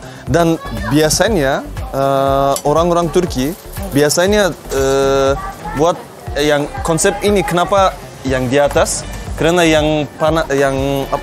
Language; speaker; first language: Indonesian; non-native, fluent; Turkish